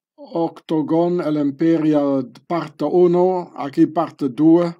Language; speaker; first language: Spanish; non-native, learner; French